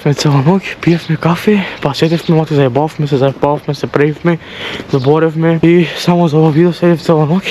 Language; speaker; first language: Macedonian; non-native, local second language; Romany